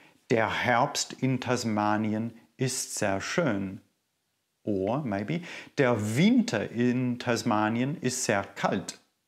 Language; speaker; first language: German; native; German